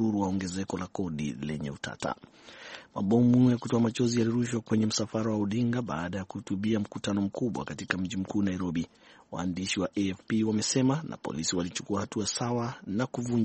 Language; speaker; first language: Swahili; non-native, local second language; Kikuyu